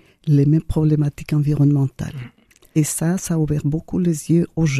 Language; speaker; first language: French; non-native, fluent; Spanish